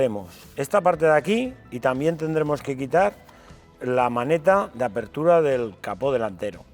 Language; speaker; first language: Spanish; native; Spanish